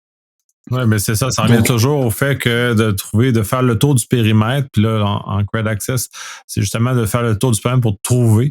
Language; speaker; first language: French; native; French